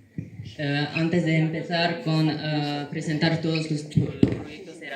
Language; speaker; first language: Spanish; non-native, fluent; French